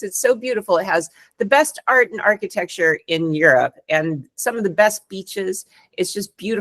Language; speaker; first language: English; non-native, fluent; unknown